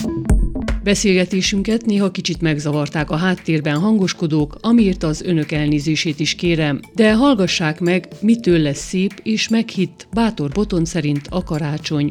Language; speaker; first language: Hungarian; native; Hungarian